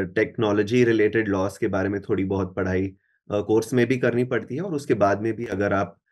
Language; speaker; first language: Hindi; non-native, local second language; Marathi